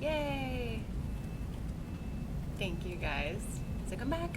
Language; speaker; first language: English; native; English